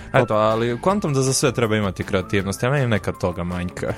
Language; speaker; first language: Serbian; native; Serbian